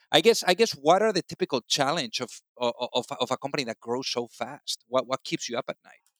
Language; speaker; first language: English; non-native, fluent; Spanish